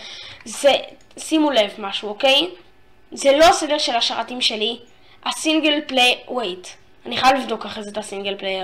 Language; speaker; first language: Hebrew; native; Hebrew